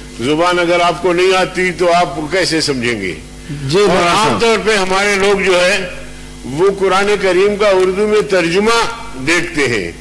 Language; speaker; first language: Urdu; non-native, local second language; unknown